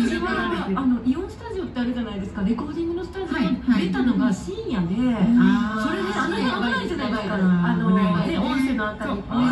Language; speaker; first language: Japanese; native; Japanese